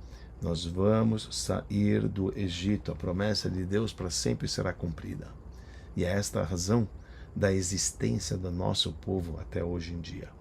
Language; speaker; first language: Portuguese; native; Portuguese